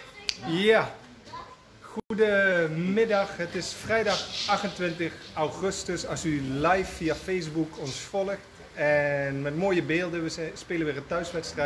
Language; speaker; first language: Dutch; native; Dutch